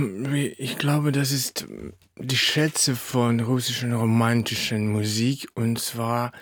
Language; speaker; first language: German; non-native, fluent; Russian